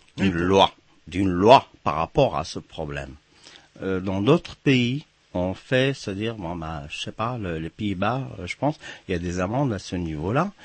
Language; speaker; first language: French; non-native, local second language; Arabic